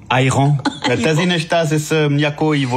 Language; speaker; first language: Bulgarian; non-native, learner; French